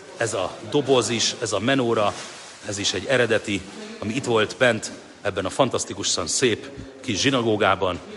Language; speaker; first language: Hungarian; native; Hungarian